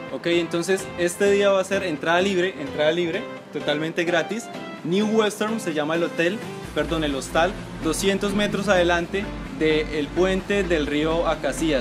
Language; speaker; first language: Spanish; native; Spanish